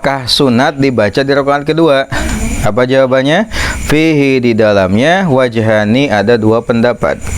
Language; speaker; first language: Indonesian; non-native, local second language; Sundanese